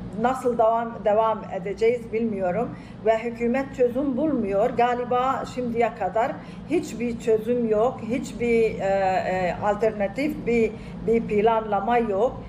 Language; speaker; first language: Turkish; non-native, fluent; Arabic